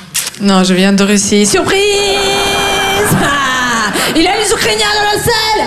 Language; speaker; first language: French; non-native, fluent; Russian